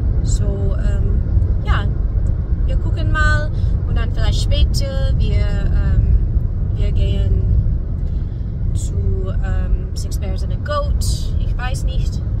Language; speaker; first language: German; non-native, learner; English